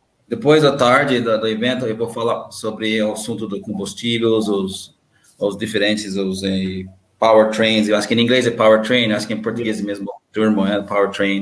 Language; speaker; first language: Portuguese; non-native, learner; English